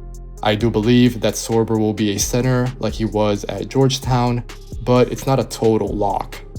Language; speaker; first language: English; native; English